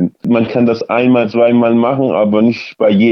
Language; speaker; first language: German; early bilingual, other home language; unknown